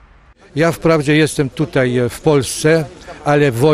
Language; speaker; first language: Polish; early bilingual, heritage; Polish